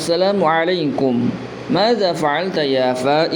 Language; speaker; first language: Arabic; non-native, learner; Indonesian